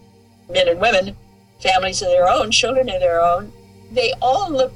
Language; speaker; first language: English; native; English